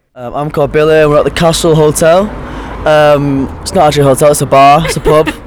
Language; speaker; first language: English; native; English